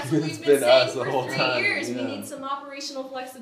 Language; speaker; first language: English; native; English